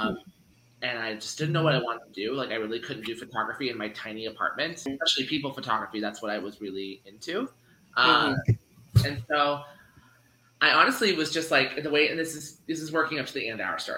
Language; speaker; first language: English; native; English